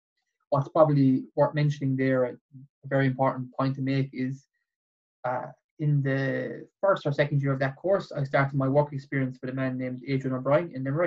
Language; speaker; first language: English; native; English